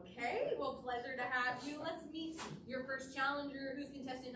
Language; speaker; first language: English; native; English